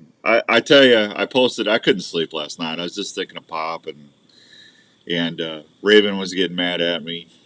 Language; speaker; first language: English; native; English